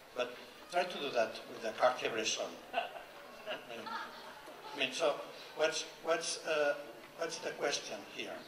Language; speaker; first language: English; non-native, fluent; Catalan